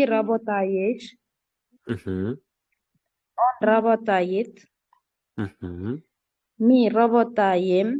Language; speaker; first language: Russian; non-native, learner; Uzbek